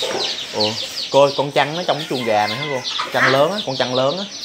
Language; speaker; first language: Vietnamese; native; Vietnamese